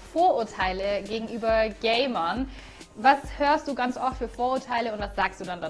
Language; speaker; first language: German; native; German